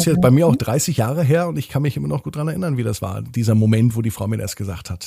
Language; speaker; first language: German; native; German